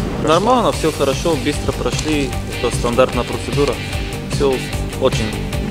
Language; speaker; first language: Russian; non-native, learner; Italian